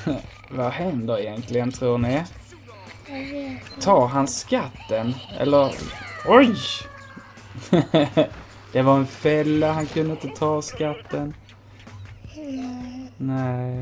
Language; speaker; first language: Swedish; native; Swedish